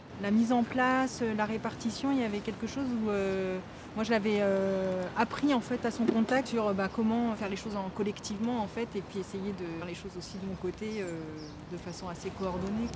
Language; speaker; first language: French; native; French